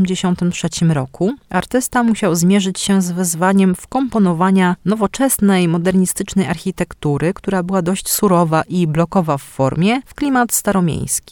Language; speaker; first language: Polish; native; Polish